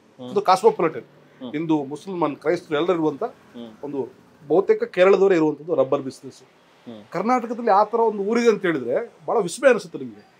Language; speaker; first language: Kannada; non-native, local second language; Malayalam